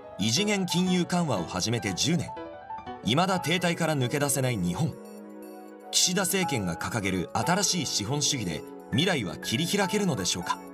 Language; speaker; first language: Japanese; native; Japanese